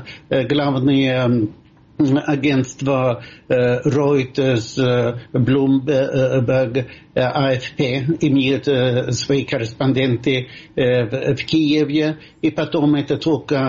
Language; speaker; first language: Russian; non-native, fluent; Swedish